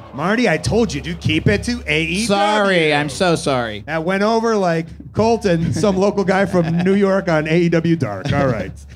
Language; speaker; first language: English; native; English